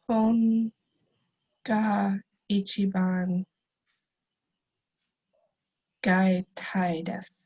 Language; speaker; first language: Japanese; non-native, learner; English